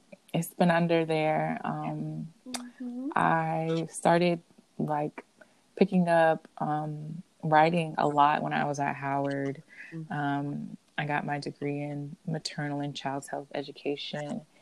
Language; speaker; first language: English; native; English